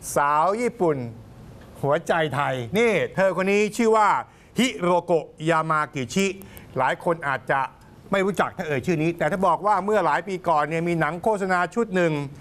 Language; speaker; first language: Thai; native; Thai